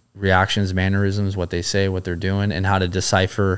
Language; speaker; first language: English; native; English